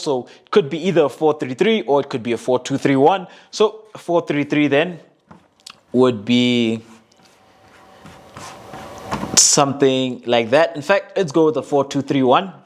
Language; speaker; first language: English; non-native, local second language; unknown